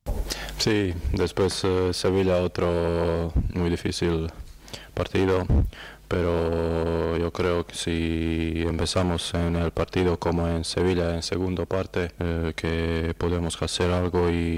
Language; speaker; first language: Spanish; non-native, learner; Croatian